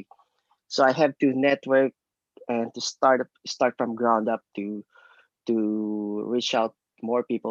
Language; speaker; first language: English; non-native, local second language; Filipino